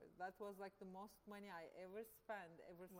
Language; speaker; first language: English; non-native, fluent; Turkish